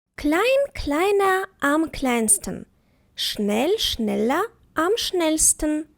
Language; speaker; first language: German; non-native, fluent; Ukrainian